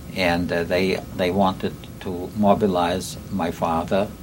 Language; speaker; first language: English; non-native, fluent; Yiddish